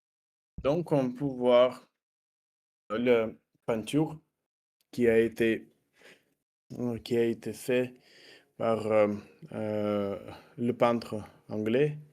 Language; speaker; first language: French; non-native, learner; Russian